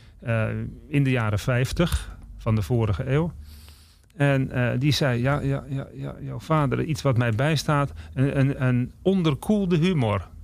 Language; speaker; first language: Dutch; native; Dutch